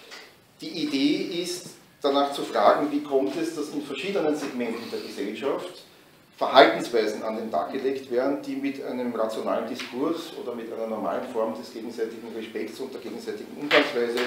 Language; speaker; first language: German; native; German